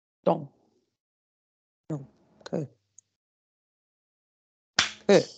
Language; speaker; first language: English; native; English